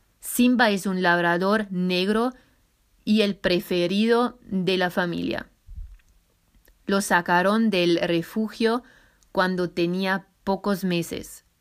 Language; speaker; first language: Spanish; non-native, fluent; German